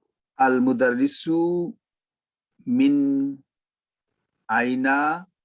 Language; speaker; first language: Arabic; non-native, learner; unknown